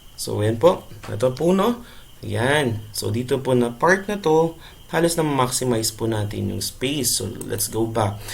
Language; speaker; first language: Filipino; non-native, local second language; Cebuano